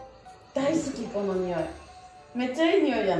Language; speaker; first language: Japanese; native; Japanese